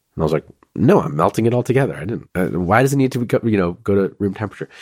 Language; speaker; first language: English; early bilingual, other home language; Hindi